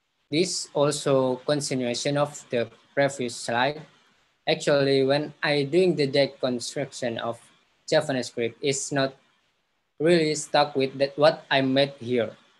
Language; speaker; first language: English; non-native, learner; Javanese